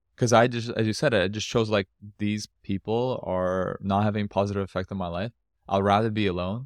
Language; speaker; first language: English; native; English